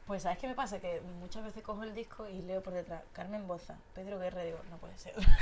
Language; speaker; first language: Spanish; native; Spanish